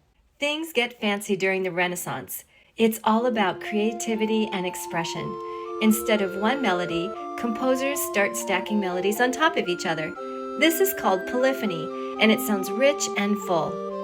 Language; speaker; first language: English; native; English